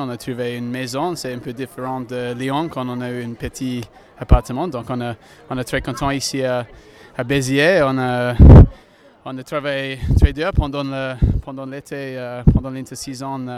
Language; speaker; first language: French; non-native, learner; English